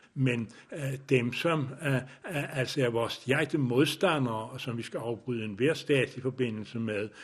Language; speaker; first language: Danish; native; Danish